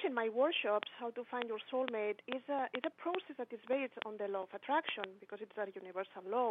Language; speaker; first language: English; non-native, fluent; Spanish